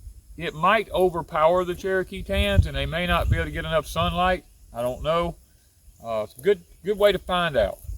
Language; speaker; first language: English; native; English